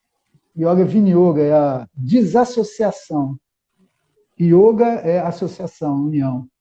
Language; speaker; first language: Portuguese; native; Portuguese